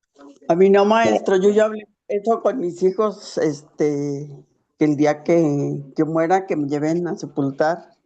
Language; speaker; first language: Spanish; native; Spanish